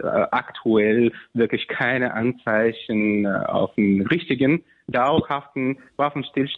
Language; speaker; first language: German; non-native, fluent; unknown